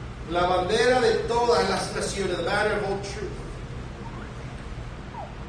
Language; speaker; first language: Spanish; native; Spanish